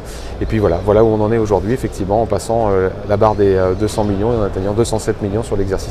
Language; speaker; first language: French; native; French